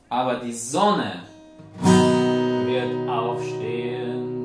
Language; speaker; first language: German; non-native, fluent; Russian